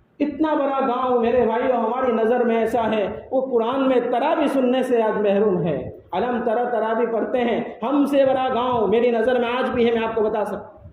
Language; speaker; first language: Urdu; non-native, local second language; Gujarati